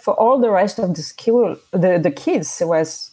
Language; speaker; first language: English; non-native, fluent; French